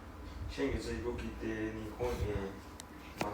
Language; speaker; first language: Japanese; non-native, learner; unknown